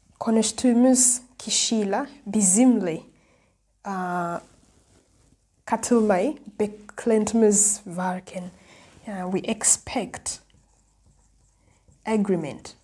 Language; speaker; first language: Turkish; non-native, fluent; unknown